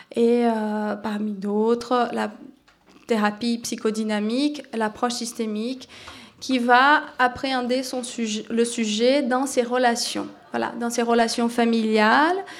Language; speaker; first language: French; non-native, fluent; Portuguese